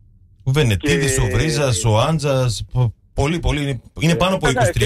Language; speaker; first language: Greek; native; Greek